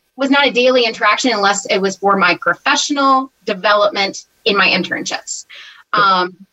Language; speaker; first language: English; native; English